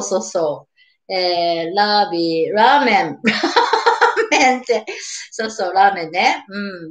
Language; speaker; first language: Japanese; native; Japanese